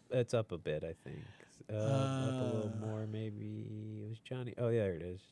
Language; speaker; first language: English; native; English